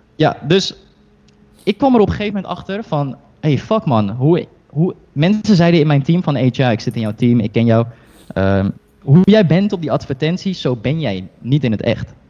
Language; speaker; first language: Dutch; early bilingual, other home language; Chinese